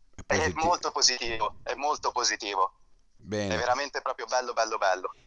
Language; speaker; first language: Italian; native; Italian